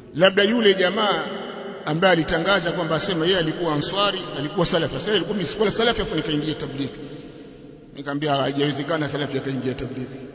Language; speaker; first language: Swahili; native; Swahili